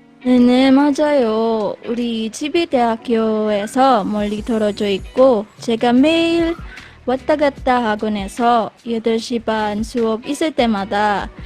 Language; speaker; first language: Korean; non-native, learner; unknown